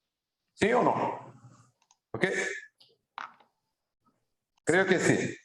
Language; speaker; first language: Spanish; non-native, fluent; Portuguese